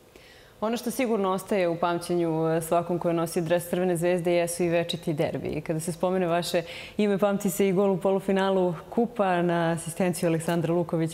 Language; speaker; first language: Serbian; native; Serbian